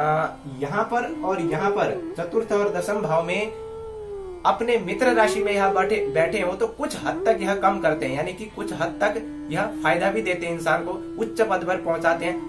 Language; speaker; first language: Hindi; native; Hindi